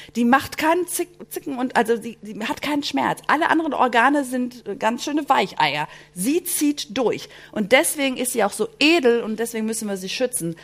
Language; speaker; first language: German; early bilingual, other home language; Greek